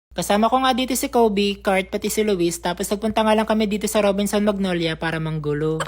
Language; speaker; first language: Filipino; non-native, local second language; Cebuano